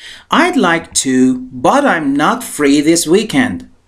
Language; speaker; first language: English; non-native, fluent; Persian